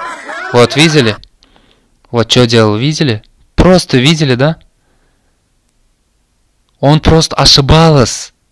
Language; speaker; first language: Russian; non-native, learner; Turkmen